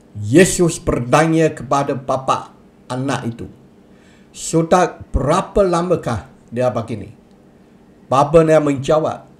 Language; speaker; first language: Malay; non-native, local second language; Chinese